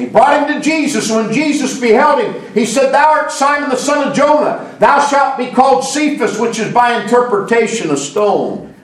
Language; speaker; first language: English; native; English